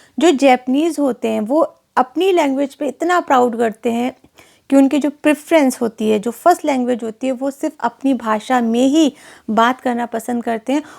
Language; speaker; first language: Hindi; native; Hindi